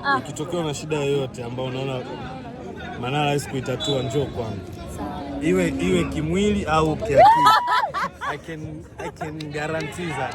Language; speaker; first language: Swahili; native; Swahili